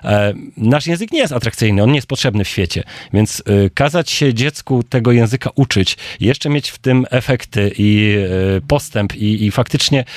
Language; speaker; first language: Polish; native; Polish